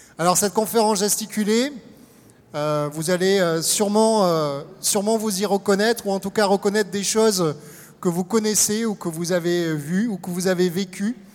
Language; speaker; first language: French; native; French